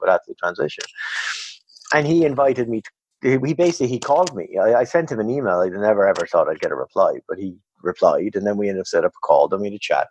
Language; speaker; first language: English; native; English